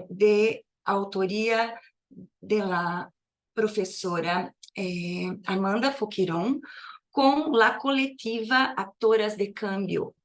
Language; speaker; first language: Spanish; non-native, fluent; Portuguese